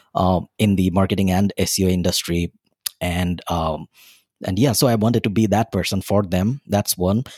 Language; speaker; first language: English; non-native, local second language; Bangla